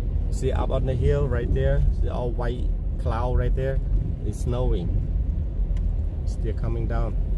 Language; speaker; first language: English; non-native, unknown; Khmer